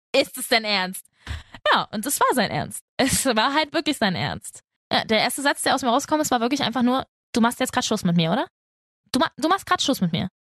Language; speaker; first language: German; early bilingual, other home language; Spanish